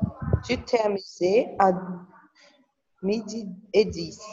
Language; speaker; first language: French; non-native, learner; Portuguese